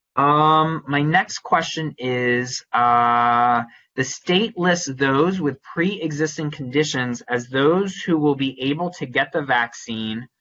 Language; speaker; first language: English; native; English